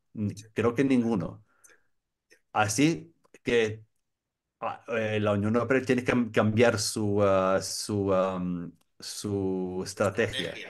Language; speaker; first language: Spanish; non-native, learner; English